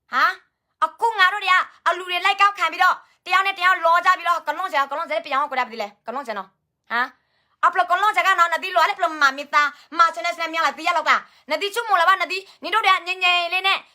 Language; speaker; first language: Burmese; non-native, local second language; S'gaw Karen